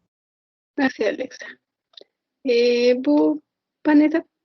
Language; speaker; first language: French; non-native, learner; Spanish